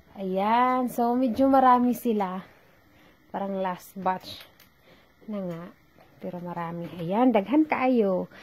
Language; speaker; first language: Filipino; non-native, local second language; Cebuano